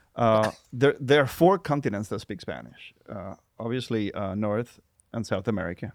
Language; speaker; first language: English; non-native, fluent; Spanish